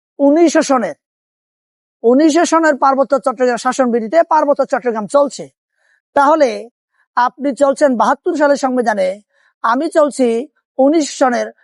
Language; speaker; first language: Bangla; non-native, local second language; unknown